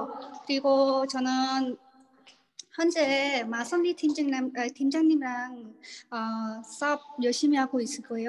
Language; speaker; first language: Korean; non-native, learner; Khmer